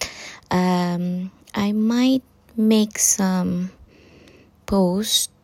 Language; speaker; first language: English; non-native, local second language; Cebuano